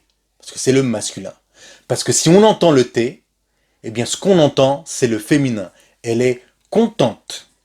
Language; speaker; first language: French; non-native, fluent; Spanish